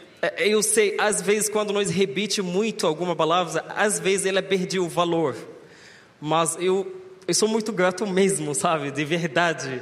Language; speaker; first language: Portuguese; non-native, fluent; Arabic